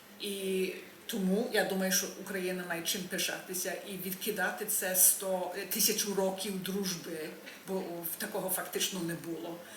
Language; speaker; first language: Ukrainian; early bilingual, heritage; Ukrainian